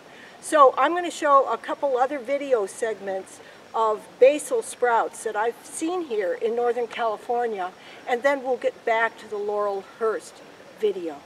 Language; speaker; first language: English; native; English